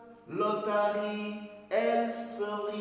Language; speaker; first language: French; non-native, local second language; Arabic